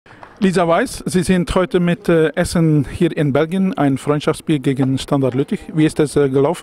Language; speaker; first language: German; non-native, fluent; Dutch